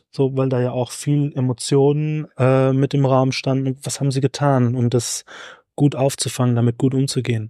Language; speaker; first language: German; native; German